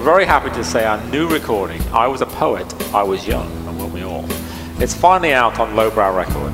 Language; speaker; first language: English; native; English